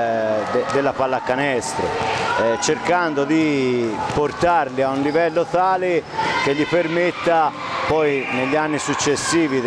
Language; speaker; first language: Italian; native; Italian